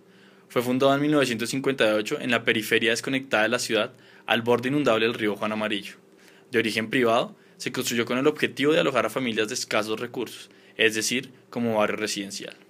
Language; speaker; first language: Spanish; native; Spanish